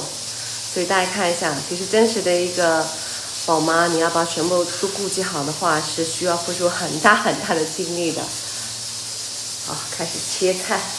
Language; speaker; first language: Chinese; native; Chinese